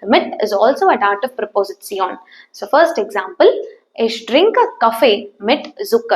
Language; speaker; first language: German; non-native, fluent; Tamil